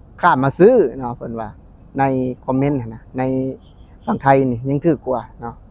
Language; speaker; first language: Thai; non-native, local second language; Lao